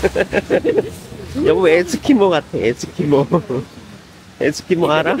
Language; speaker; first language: Korean; native; Korean